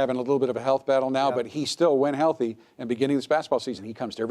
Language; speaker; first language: English; native; English